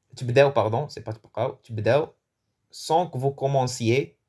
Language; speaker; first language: French; non-native, local second language; Arabic